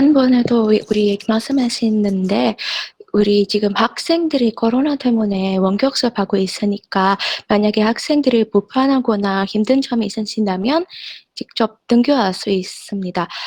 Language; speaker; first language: Korean; non-native, fluent; Indonesian